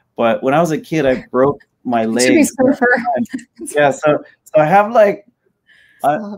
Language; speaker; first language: English; native; English